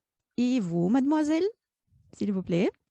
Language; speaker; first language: French; non-native, fluent; Russian